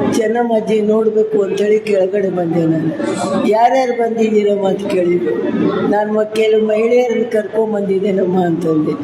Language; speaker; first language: Kannada; native; Kannada